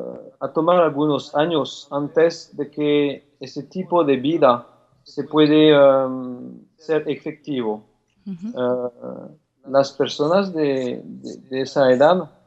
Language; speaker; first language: Spanish; non-native, fluent; French